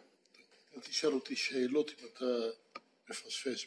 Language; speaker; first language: Hebrew; non-native, fluent; Dutch